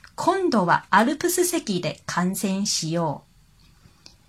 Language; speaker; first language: Japanese; non-native, fluent; Chinese